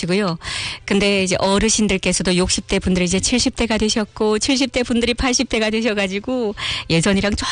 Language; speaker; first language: Korean; early bilingual, heritage; Korean